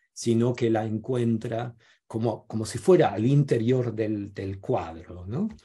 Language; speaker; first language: Spanish; non-native, fluent; German